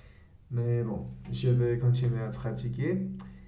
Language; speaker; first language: French; non-native, learner; Spanish